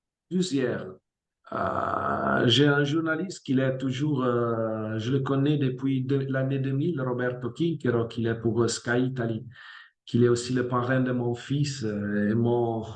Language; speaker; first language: French; non-native, fluent; Italian